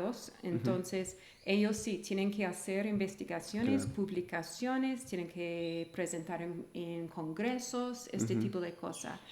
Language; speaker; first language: Spanish; non-native, fluent; English